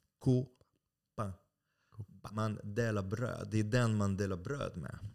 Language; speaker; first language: Swedish; non-native, fluent; French